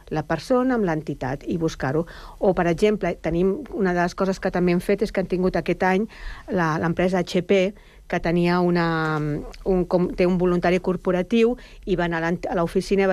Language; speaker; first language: Catalan; native; Catalan